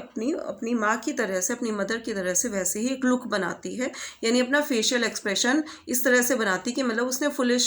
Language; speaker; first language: Hindi; native; Hindi